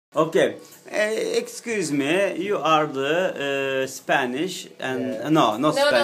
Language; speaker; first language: English; non-native, learner; Turkish